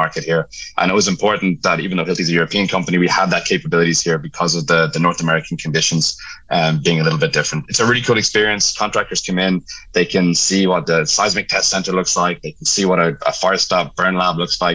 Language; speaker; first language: English; native; English